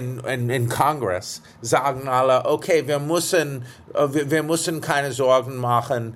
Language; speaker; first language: German; non-native, fluent; English